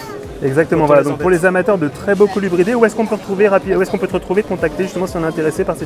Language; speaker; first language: French; native; French